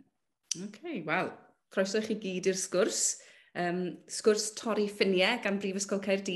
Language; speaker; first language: Welsh; native; Welsh